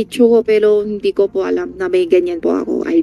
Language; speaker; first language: Filipino; non-native, learner; Chinese